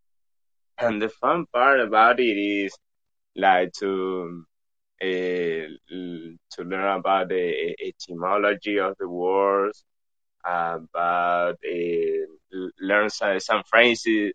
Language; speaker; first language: English; non-native, fluent; Spanish